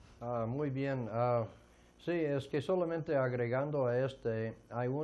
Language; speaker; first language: Spanish; non-native, fluent; English